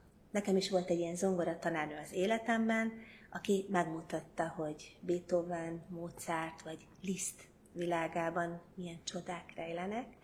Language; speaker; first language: Hungarian; native; Hungarian